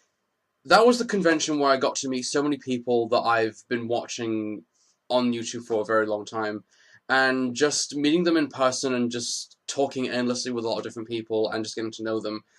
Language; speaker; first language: English; native; English